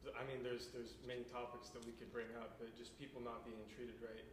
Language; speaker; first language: English; native; English